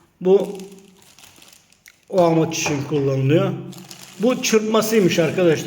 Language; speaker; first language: Turkish; native; Turkish